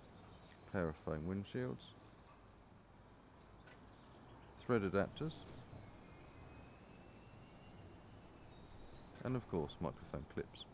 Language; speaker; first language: English; native; English